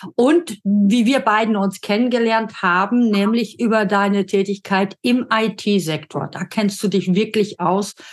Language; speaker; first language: German; native; German